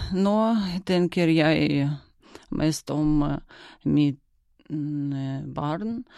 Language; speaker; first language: Norwegian; non-native, learner; Ukrainian